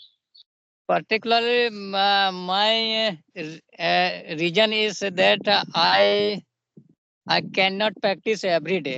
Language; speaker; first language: English; non-native, local second language; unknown